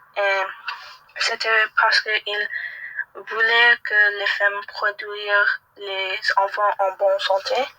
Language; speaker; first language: French; non-native, learner; English